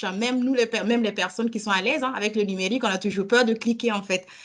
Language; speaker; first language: French; native; French